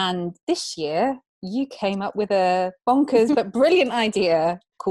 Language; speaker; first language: English; native; English